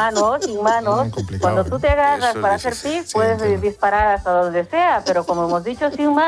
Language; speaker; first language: Spanish; native; Spanish